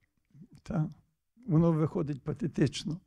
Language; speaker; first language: Ukrainian; early bilingual, heritage; Ukrainian